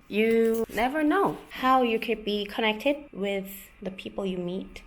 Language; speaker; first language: English; non-native, fluent; Korean